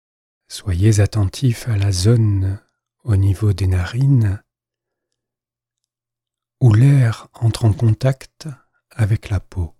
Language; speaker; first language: French; native; French